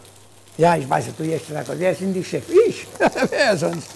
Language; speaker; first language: German; non-native, learner; Italian